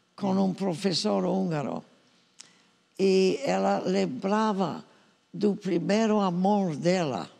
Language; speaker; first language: Portuguese; non-native, fluent; English